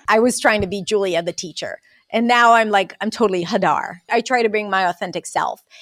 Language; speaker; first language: English; non-native, fluent; Hebrew